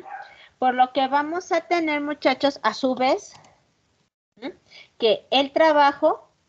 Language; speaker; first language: Spanish; native; Spanish